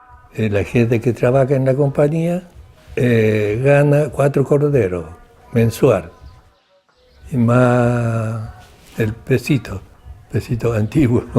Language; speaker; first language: Spanish; non-native, local second language; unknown